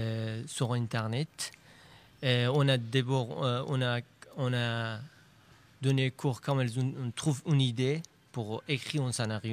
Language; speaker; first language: French; non-native, learner; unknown